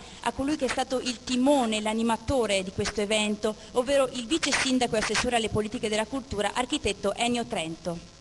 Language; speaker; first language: Italian; native; Italian